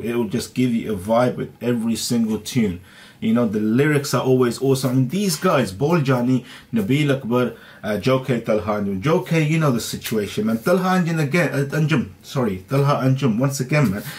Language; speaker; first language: English; early bilingual, other home language; Urdu